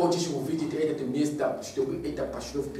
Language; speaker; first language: Russian; non-native, learner; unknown